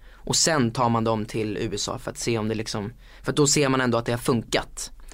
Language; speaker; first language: Swedish; native; Swedish